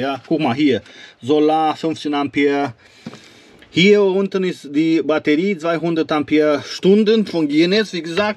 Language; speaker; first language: German; non-native, learner; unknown